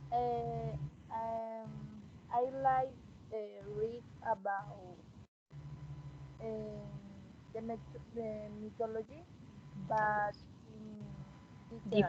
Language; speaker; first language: English; non-native, learner; Spanish